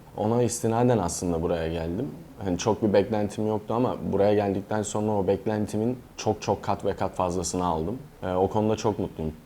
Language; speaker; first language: Turkish; native; Turkish